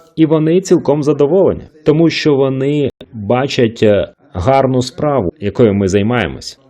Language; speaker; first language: Ukrainian; non-native, fluent; English